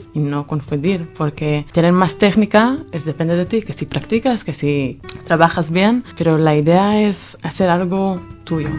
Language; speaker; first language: Spanish; non-native, fluent; Hebrew